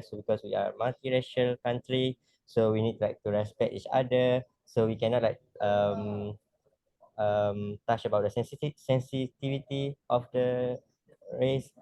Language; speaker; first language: English; non-native, learner; Malay